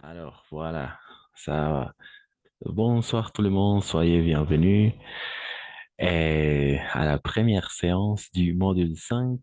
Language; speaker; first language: French; non-native, fluent; Spanish